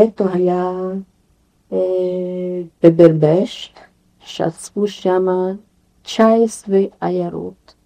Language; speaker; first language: Hebrew; non-native, fluent; Yiddish